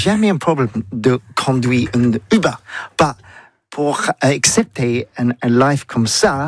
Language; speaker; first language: French; non-native, learner; English